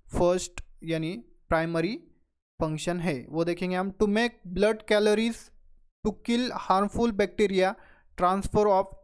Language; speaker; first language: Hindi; non-native, local second language; Marathi